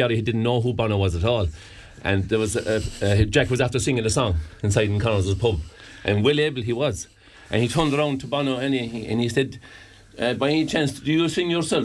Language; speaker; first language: English; native; English